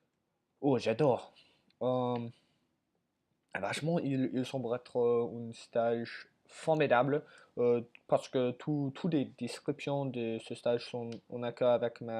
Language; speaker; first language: French; non-native, learner; English